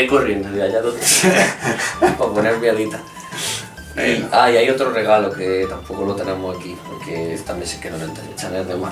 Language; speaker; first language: Spanish; native; Spanish